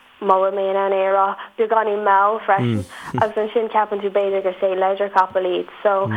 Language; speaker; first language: Irish; non-native, local second language; English